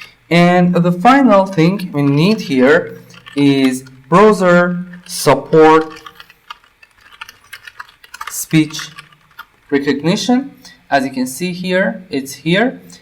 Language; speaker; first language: English; non-native, fluent; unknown